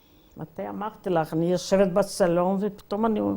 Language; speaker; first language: Hebrew; non-native, fluent; Yiddish